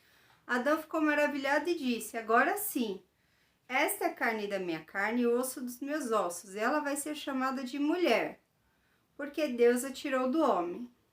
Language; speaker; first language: Portuguese; native; Portuguese